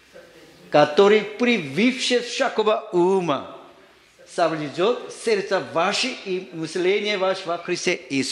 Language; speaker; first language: Russian; non-native, learner; Korean